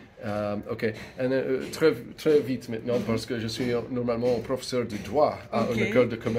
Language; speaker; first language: French; non-native, learner; English